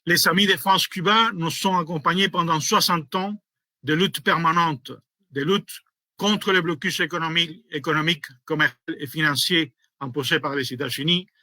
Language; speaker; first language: French; non-native, fluent; Spanish